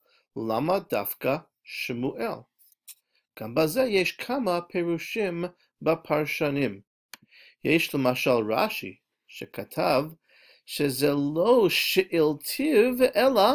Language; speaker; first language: Hebrew; non-native, fluent; English